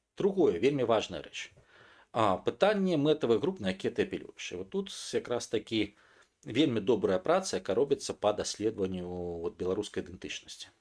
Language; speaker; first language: Belarusian; non-native, local second language; Russian